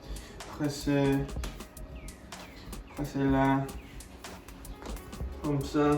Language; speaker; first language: French; non-native, learner; English